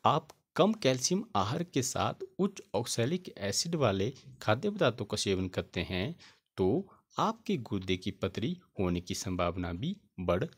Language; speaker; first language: Hindi; native; Hindi